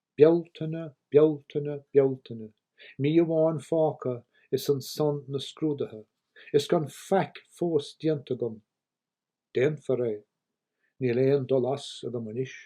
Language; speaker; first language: Irish; native; Irish